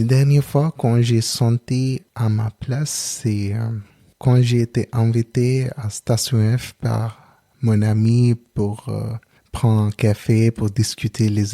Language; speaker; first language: French; non-native, learner; Telugu